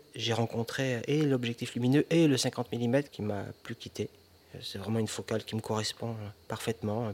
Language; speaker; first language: French; native; French